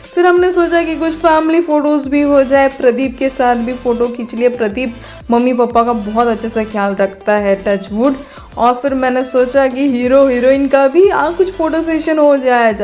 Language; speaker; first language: Hindi; non-native, local second language; Bangla